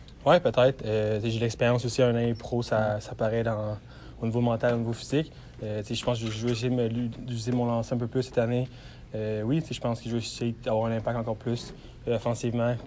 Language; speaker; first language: French; native; French